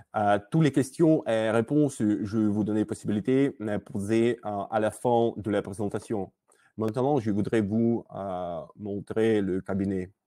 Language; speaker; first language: French; non-native, learner; Russian